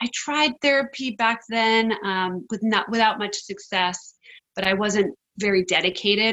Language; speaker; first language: English; native; English